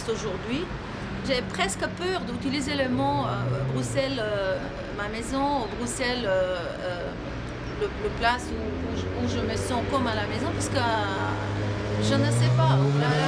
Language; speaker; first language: French; non-native, fluent; Serbian